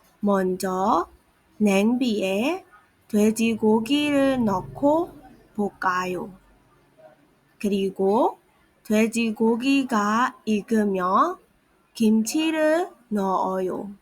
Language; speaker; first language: Korean; non-native, fluent; Burmese